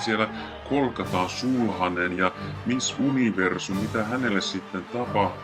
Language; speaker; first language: Finnish; native; Finnish